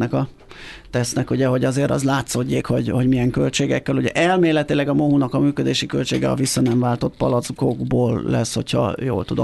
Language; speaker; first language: Hungarian; native; Hungarian